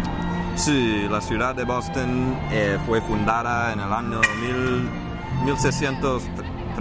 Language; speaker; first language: Spanish; non-native, fluent; English